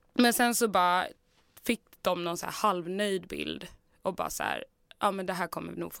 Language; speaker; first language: Swedish; native; Swedish